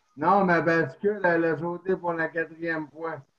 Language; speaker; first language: French; native; French